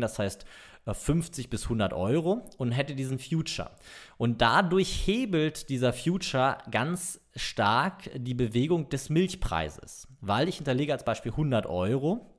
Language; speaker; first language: German; native; German